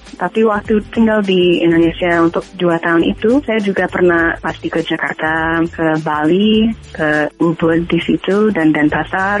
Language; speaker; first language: Indonesian; non-native, fluent; English